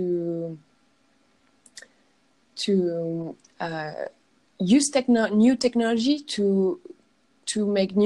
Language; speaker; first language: English; non-native, fluent; French